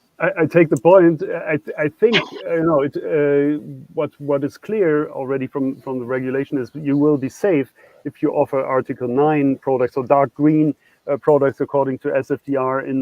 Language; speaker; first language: English; non-native, fluent; German